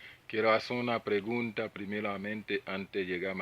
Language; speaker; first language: Spanish; non-native, learner; Haitian Creole